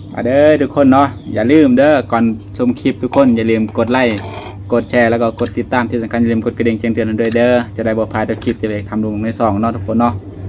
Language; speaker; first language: Thai; native; Thai